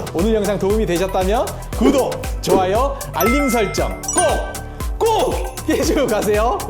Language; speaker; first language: Korean; native; Korean